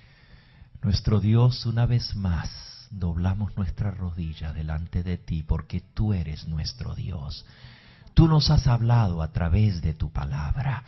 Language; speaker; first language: Spanish; native; Spanish